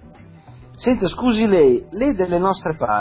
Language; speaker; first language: Italian; native; Italian